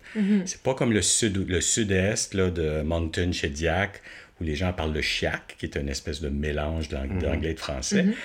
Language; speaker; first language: French; native; French